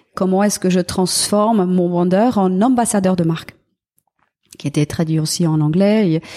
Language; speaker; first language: French; non-native, fluent; German